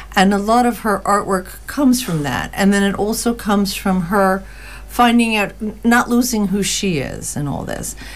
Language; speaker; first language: English; native; English